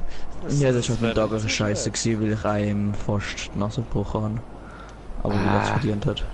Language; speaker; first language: German; native; German